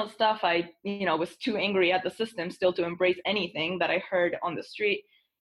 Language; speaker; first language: English; non-native, fluent; Spanish